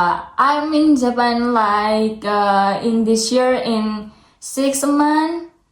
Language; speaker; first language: English; non-native, learner; Indonesian